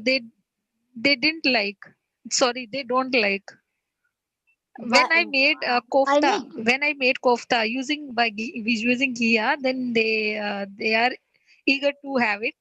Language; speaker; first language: English; non-native, learner; Hindi